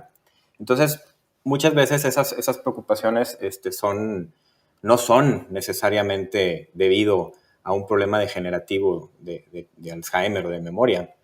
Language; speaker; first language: Spanish; native; Spanish